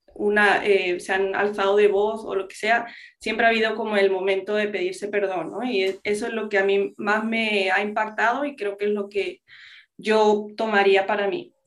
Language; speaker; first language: Spanish; non-native, local second language; English